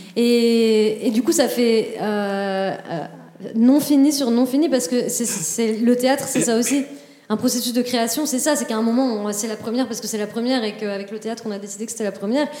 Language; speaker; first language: French; native; French